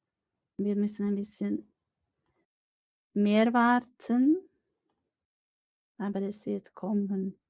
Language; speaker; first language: German; non-native, fluent; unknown